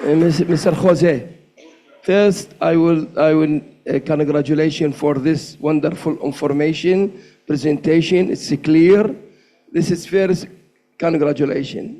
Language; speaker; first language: English; non-native, learner; Arabic